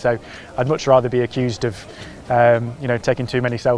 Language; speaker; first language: English; native; English